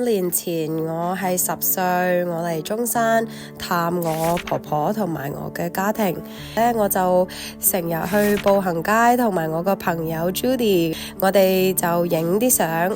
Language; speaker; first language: Cantonese; early bilingual, heritage; Cantonese